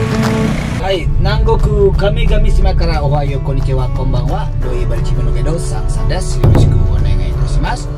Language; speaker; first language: Japanese; non-native, fluent; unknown